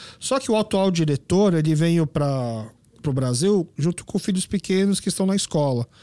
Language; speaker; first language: Portuguese; early bilingual, other home language; Korean